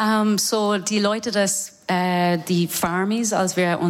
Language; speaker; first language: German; non-native, fluent; English